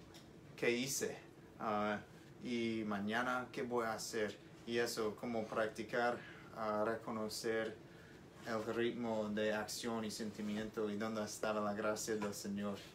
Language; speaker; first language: Spanish; non-native, learner; English